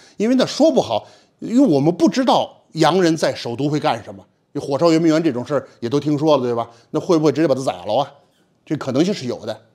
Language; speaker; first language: Chinese; native; Chinese